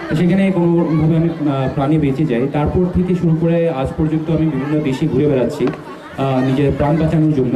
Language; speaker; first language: Bangla; early bilingual, heritage; Bangla